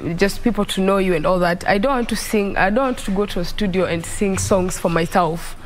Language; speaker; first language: English; non-native, local second language; Luo (Kenya and Tanzania)